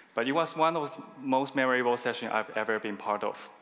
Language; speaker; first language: English; non-native, fluent; Chinese